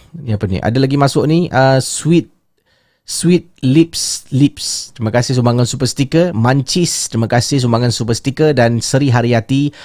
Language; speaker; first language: Malay; native; Malay